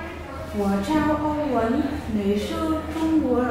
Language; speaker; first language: Chinese; non-native, learner; Vietnamese